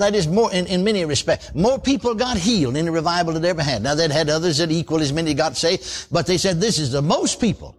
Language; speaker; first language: English; native; English